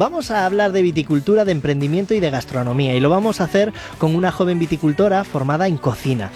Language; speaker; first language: Spanish; native; Spanish